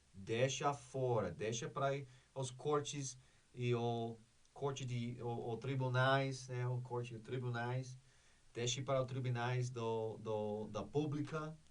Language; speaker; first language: Portuguese; non-native, learner; English